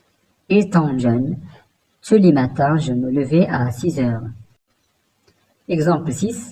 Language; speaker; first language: French; non-native, local second language; Arabic